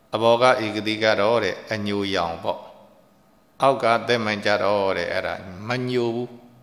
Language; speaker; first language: Burmese; native; Burmese